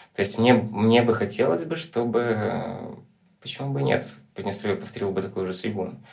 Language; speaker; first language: Russian; native; Russian